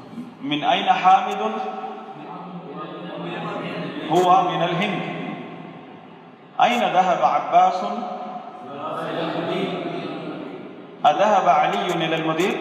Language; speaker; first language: Arabic; non-native, fluent; Urdu